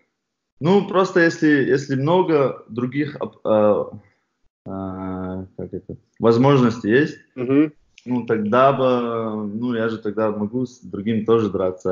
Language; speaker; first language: Russian; non-native, fluent; Chechen